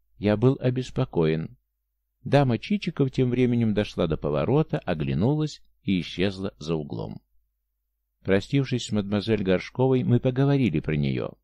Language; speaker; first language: Russian; native; Russian